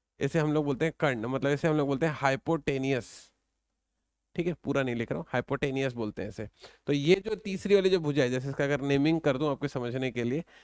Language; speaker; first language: Hindi; native; Hindi